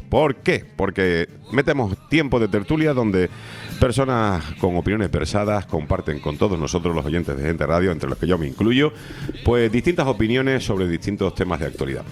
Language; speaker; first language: Spanish; native; Spanish